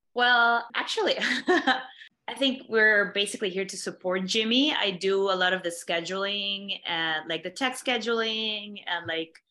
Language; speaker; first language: English; non-native, fluent; Spanish